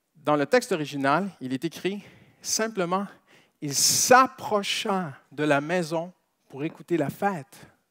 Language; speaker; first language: French; native; French